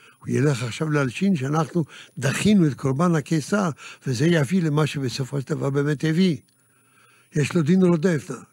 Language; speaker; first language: Hebrew; early bilingual, other home language; Yiddish